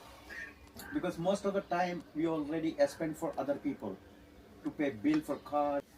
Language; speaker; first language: English; non-native, learner; Hindi